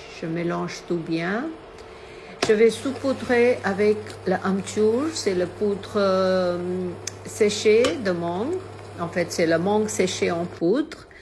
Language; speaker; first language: French; non-native, fluent; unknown